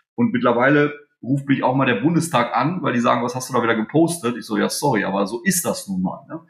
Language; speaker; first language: German; early bilingual, other home language; Polish